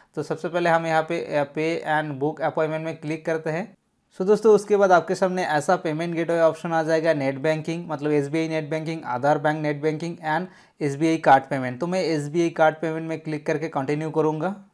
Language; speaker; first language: Hindi; non-native, local second language; Bangla